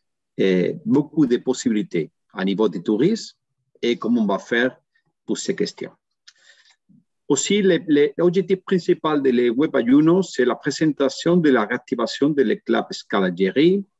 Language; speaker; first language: French; non-native, learner; Spanish